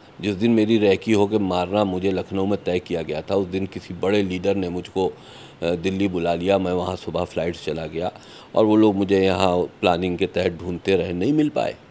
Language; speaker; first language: Hindi; native; Hindi